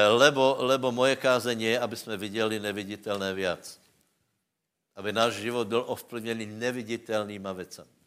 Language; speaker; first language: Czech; non-native, local second language; Slovak